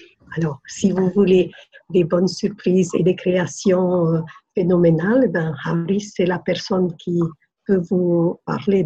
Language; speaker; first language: French; non-native, fluent; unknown